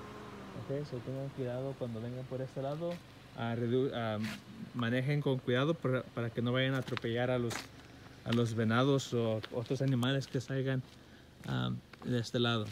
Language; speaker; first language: Spanish; early bilingual, heritage; Spanish